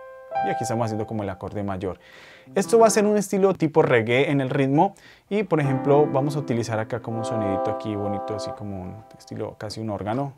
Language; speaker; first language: Spanish; native; Spanish